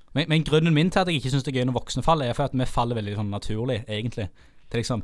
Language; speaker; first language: Norwegian; native; Norwegian